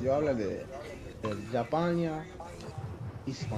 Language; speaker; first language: Spanish; early bilingual, heritage; Spanish